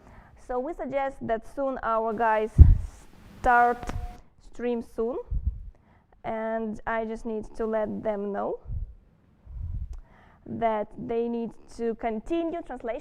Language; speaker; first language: English; non-native, fluent; Russian